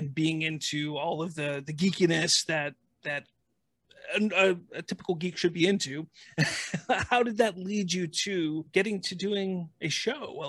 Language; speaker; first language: English; native; English